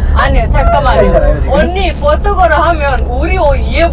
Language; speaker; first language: Korean; non-native, learner; Portuguese